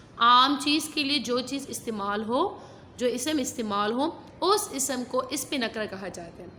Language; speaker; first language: Urdu; non-native, local second language; Pashto